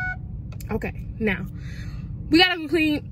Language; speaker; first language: English; native; English